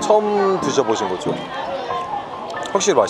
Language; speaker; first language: Korean; native; Korean